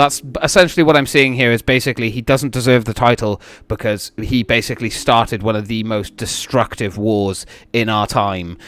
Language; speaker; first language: English; native; English